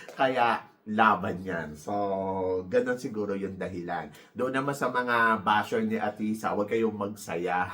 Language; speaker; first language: Filipino; native; Filipino